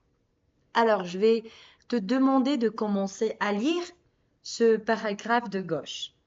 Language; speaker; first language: French; non-native, fluent; Spanish